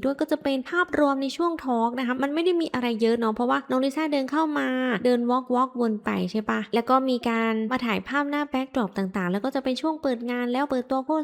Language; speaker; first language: Thai; native; Thai